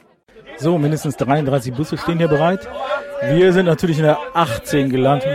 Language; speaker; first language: German; native; German